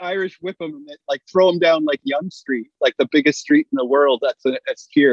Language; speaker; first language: English; native; English